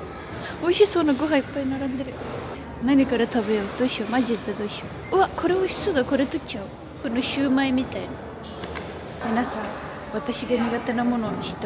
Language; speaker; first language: Japanese; native; Japanese